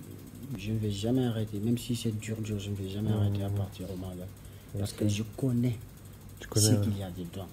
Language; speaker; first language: French; non-native, local second language; Wolof